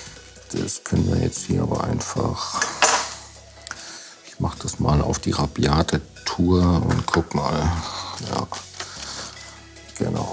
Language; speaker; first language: German; native; German